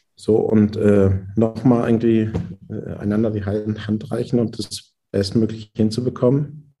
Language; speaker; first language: German; native; German